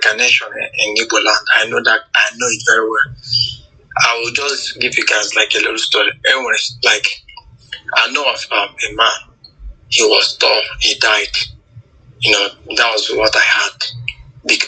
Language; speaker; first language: English; non-native, local second language; Igbo